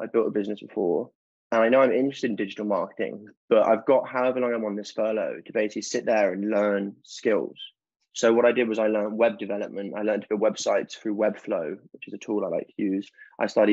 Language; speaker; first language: English; native; English